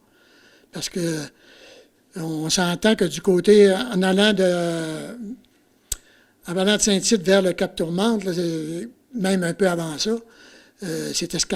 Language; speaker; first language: French; native; French